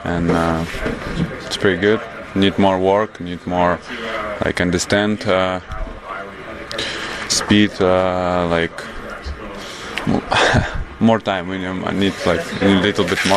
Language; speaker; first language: English; non-native, learner; Russian